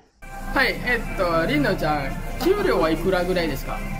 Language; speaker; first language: Japanese; non-native, fluent; Indonesian